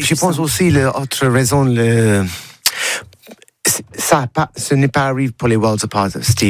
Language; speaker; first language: French; non-native, learner; English